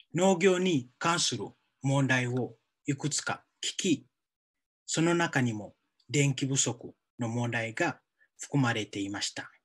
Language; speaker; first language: Japanese; non-native, fluent; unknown